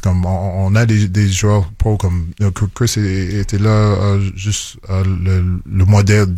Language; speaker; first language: French; non-native, local second language; English